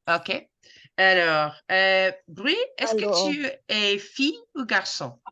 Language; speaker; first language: French; non-native, fluent; English